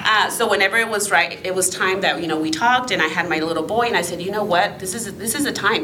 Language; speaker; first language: English; early bilingual, other home language; Spanish